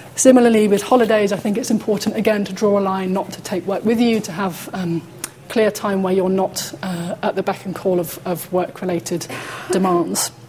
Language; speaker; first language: English; native; English